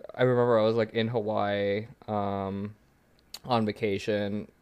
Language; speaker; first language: English; early bilingual, other home language; German